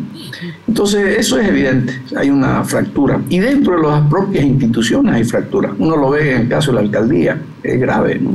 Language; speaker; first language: Spanish; native; Spanish